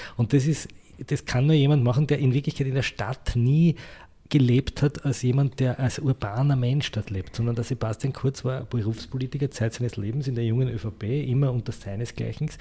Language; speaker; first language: German; native; German